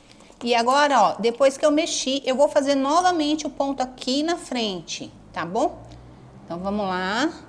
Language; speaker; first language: Portuguese; native; Portuguese